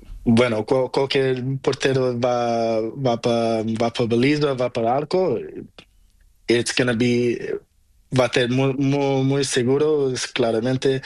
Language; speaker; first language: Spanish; non-native, learner; Portuguese